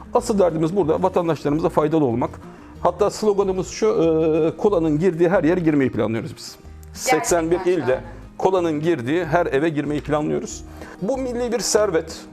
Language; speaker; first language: Turkish; native; Turkish